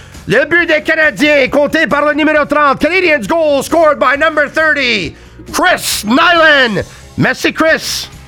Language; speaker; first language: French; native; French